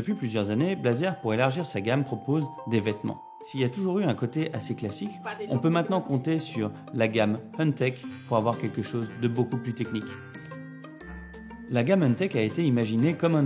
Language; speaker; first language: French; native; French